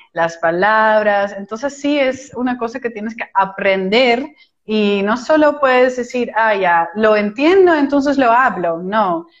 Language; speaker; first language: Spanish; non-native, fluent; Dutch